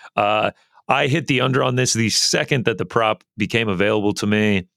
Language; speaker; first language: English; native; English